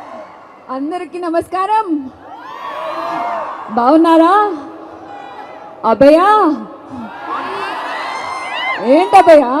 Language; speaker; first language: Telugu; non-native, learner; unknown